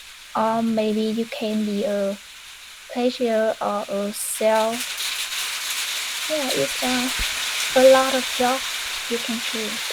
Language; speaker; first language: English; non-native, learner; Vietnamese